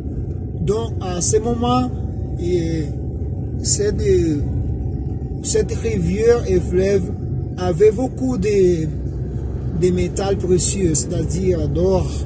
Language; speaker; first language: French; non-native, fluent; Spanish